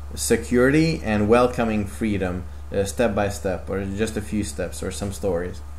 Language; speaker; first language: English; non-native, fluent; Hungarian